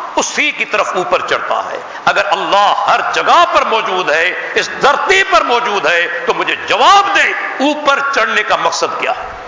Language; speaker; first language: Urdu; non-native, local second language; Sindhi